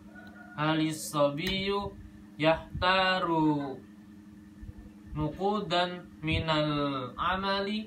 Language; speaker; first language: Arabic; non-native, learner; Indonesian